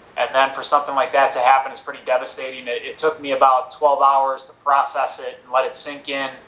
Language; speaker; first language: English; early bilingual, other home language; Spanish